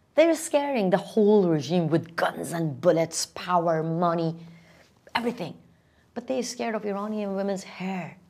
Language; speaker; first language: English; non-native, fluent; Persian